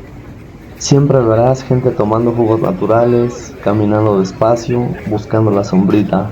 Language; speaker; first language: Spanish; native; Spanish